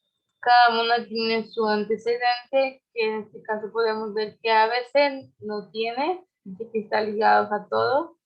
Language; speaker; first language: Spanish; native; Spanish